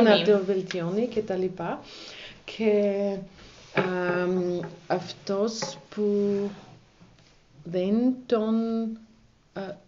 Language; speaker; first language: Greek; non-native, learner; German